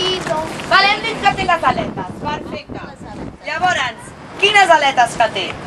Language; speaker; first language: Catalan; native; Catalan